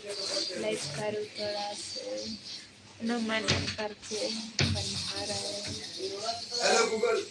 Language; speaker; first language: Hindi; non-native, local second language; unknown